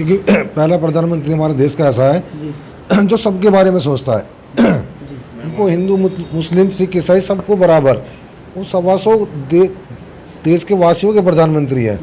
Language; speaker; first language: Hindi; native; Hindi